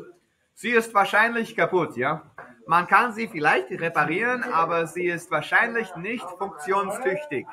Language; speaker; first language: German; non-native, fluent; English